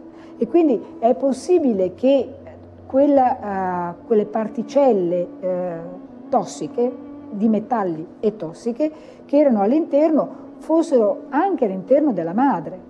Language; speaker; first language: Italian; native; Italian